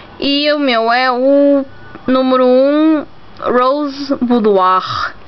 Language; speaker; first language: Portuguese; native; Portuguese